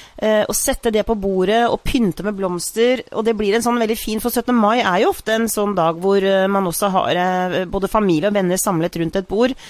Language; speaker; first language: Norwegian; native; Norwegian